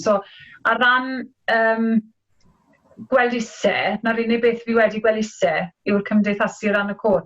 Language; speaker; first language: Welsh; native; Welsh